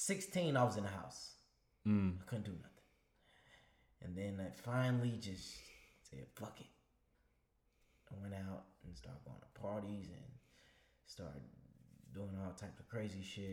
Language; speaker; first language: English; native; English